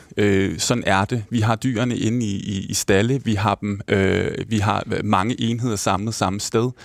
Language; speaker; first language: Danish; native; Danish